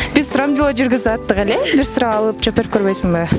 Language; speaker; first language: Kyrgyz; native; Kyrgyz